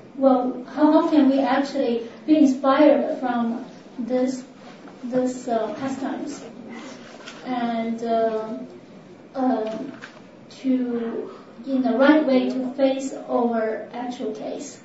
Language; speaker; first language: English; non-native, fluent; Chinese